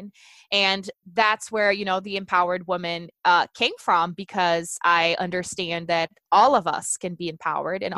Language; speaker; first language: English; non-native, fluent; Portuguese